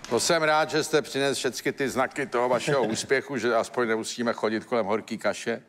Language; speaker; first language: Czech; native; Czech